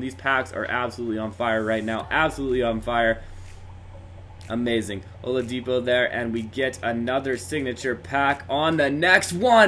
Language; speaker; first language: English; native; English